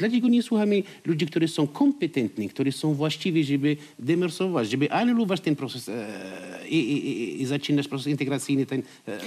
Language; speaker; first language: Polish; non-native, learner; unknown